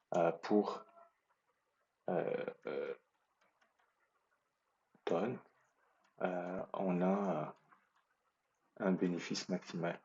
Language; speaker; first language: French; native; French